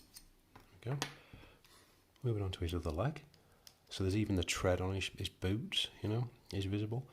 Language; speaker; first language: English; native; English